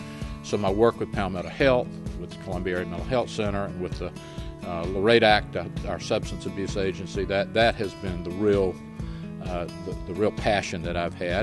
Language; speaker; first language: English; native; English